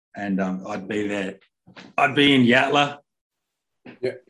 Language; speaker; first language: English; native; English